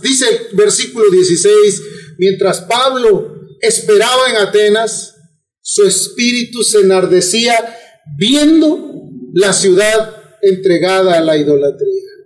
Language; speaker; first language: Spanish; native; Spanish